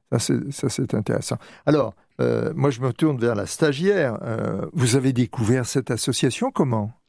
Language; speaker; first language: French; native; French